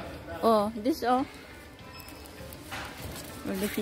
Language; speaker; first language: English; non-native, learner; Filipino